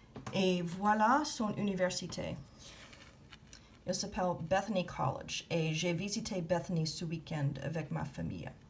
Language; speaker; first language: French; non-native, fluent; English